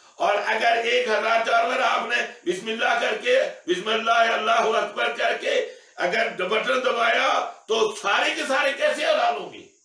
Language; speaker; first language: Urdu; non-native, local second language; Punjabi